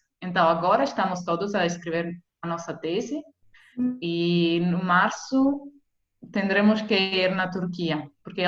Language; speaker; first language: Portuguese; non-native, fluent; Italian